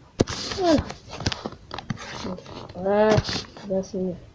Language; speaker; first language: French; native; French